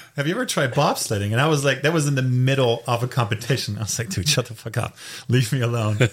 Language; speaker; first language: English; non-native, fluent; German